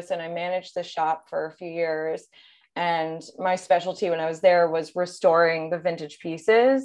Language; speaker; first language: English; native; English